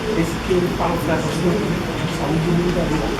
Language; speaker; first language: Portuguese; non-native, fluent; Yoruba